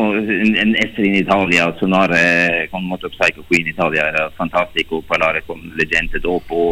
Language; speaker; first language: Italian; non-native, learner; Norwegian